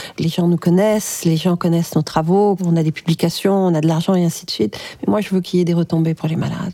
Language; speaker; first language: French; early bilingual, other home language; Arabic